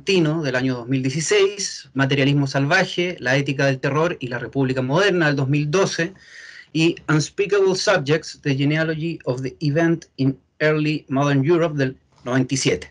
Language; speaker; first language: Spanish; native; Spanish